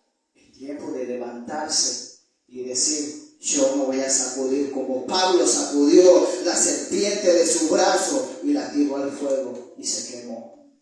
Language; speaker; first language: Spanish; native; Spanish